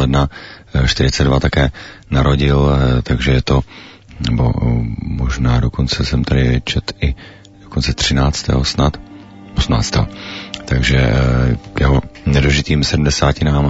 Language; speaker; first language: Czech; native; Czech